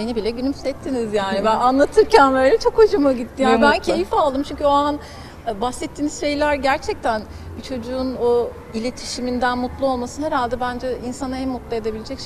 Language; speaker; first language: Turkish; native; Turkish